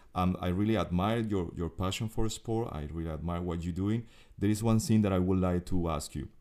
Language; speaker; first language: English; non-native, fluent; Spanish